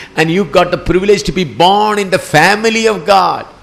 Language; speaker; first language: English; non-native, local second language; Malayalam